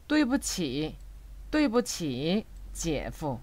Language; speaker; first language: Chinese; non-native, fluent; Korean